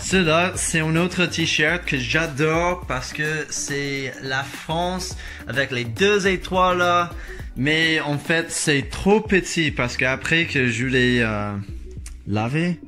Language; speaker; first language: French; non-native, fluent; English